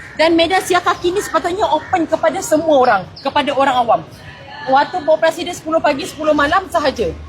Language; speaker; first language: Malay; native; Malay